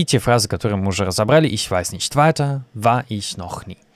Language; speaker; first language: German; non-native, fluent; Russian